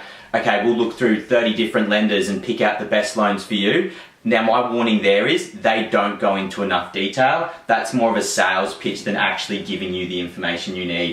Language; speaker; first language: English; native; English